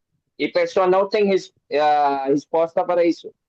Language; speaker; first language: Portuguese; non-native, learner; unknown